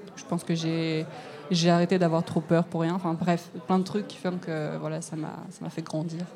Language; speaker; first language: French; native; French